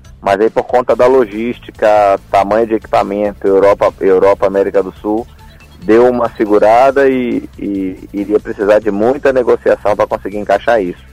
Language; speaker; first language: Portuguese; native; Portuguese